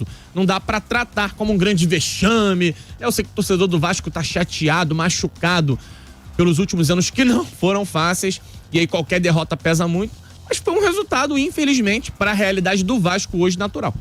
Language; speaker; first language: Portuguese; native; Portuguese